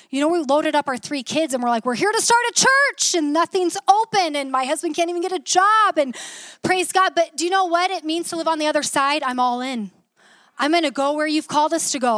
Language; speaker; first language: English; native; English